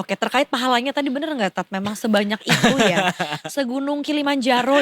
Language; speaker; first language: Indonesian; native; Indonesian